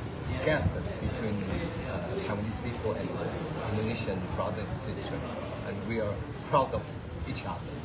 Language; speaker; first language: English; non-native, fluent; Chinese